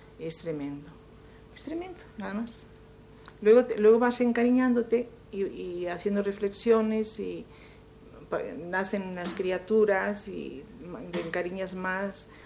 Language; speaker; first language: Spanish; native; Spanish